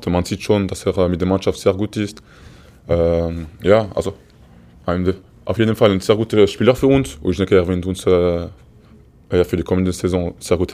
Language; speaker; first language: German; non-native, fluent; Portuguese